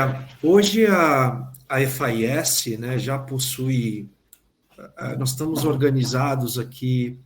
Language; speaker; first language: Portuguese; native; Portuguese